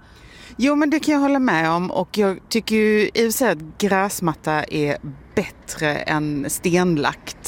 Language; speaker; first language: Swedish; native; Swedish